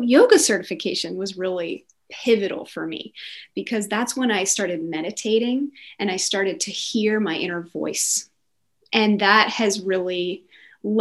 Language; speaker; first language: English; native; English